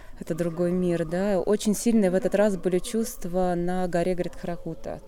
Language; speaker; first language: Russian; native; Russian